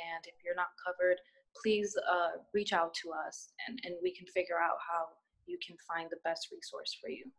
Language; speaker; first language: English; early bilingual, other home language; Spanish